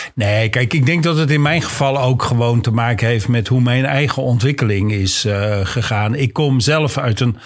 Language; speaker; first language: Dutch; native; Dutch